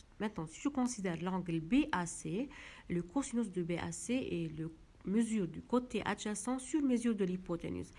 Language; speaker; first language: French; non-native, local second language; Arabic